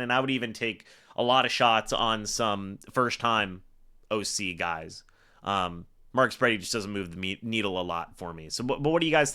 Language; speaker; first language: English; native; English